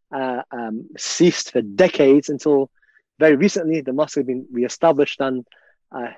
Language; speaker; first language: English; native; English